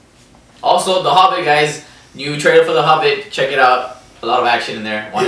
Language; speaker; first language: English; native; English